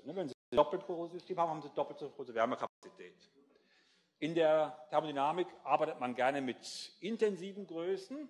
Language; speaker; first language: German; native; German